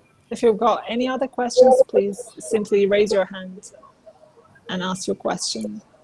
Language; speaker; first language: English; non-native, fluent; Persian